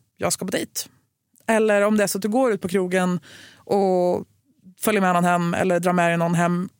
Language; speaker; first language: Swedish; native; Swedish